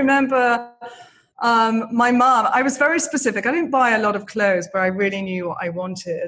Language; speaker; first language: English; native; English